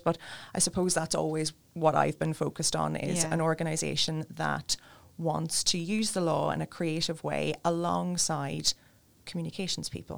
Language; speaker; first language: English; native; English